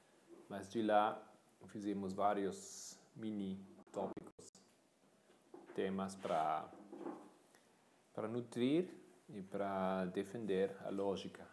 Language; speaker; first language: Portuguese; non-native, fluent; Spanish